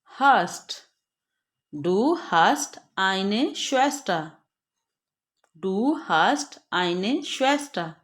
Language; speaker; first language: German; non-native, fluent; Urdu